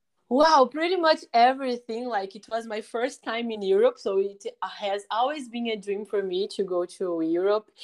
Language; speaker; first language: English; non-native, fluent; Portuguese